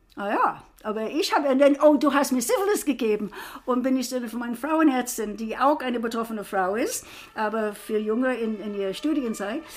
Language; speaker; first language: German; non-native, fluent; English